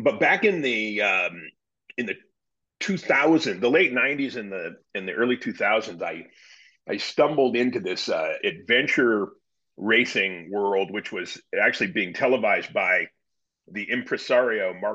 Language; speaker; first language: English; native; English